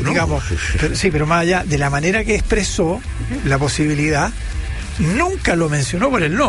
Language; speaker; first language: Spanish; native; Spanish